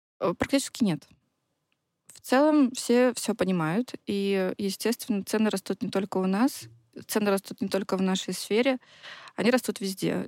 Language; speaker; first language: Russian; native; Russian